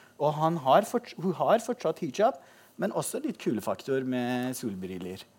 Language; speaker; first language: Norwegian; non-native, fluent; Persian